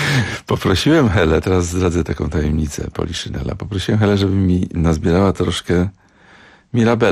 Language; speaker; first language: Polish; native; Polish